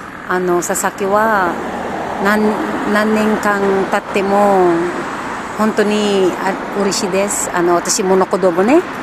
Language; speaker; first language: Japanese; non-native, learner; Filipino